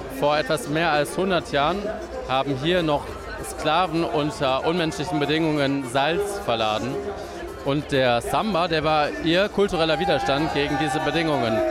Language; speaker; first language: German; native; German